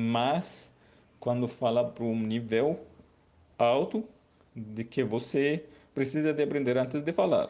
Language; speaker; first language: Portuguese; non-native, learner; Arabic